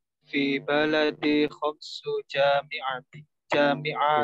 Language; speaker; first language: Arabic; non-native, learner; Indonesian